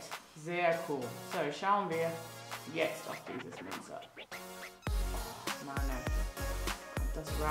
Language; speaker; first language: German; non-native, learner; English